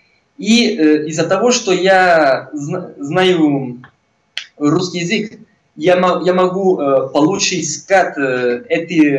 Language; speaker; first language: Russian; non-native, fluent; Spanish